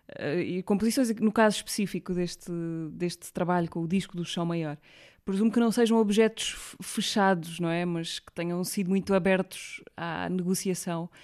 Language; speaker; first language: Portuguese; native; Portuguese